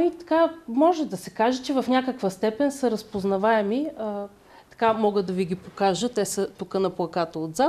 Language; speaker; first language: Bulgarian; native; Bulgarian